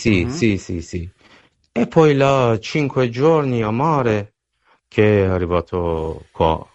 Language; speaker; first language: Italian; non-native, learner; Persian